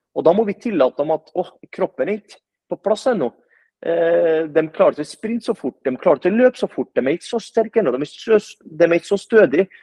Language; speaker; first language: Norwegian; early bilingual, other home language; Arabic